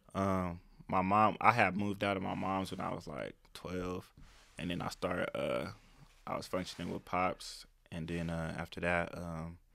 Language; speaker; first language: English; native; English